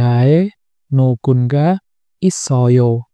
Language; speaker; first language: Korean; non-native, fluent; Indonesian